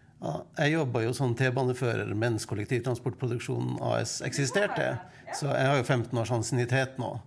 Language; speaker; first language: Norwegian; native; Norwegian